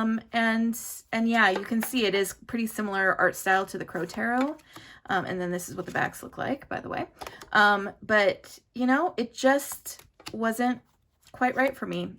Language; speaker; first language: English; native; English